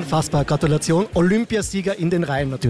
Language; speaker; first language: German; native; German